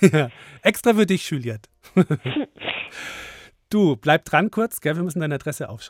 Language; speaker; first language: German; native; German